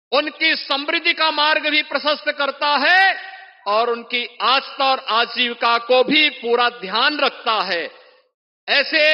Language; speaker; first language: Hindi; native; Hindi